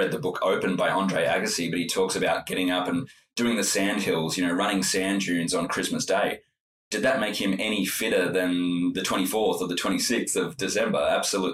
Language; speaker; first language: English; native; English